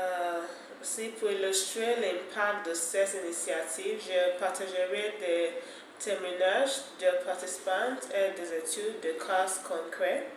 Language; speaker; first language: French; non-native, fluent; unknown